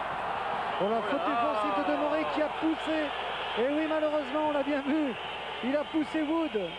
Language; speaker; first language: French; native; French